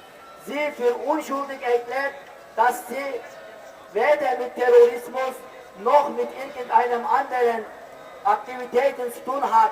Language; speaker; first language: German; non-native, fluent; Uyghur